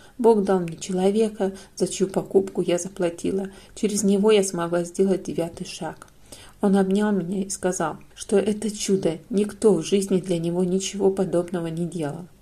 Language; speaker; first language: Russian; non-native, fluent; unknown